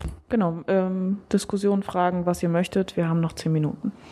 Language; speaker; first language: German; native; German